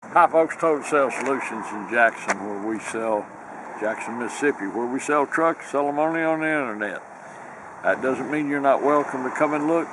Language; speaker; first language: English; native; English